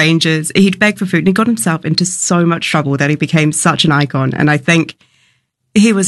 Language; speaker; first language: English; native; English